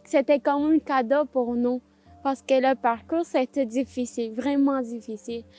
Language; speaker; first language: French; non-native, fluent; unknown